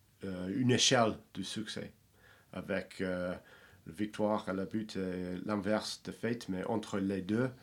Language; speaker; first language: French; non-native, fluent; English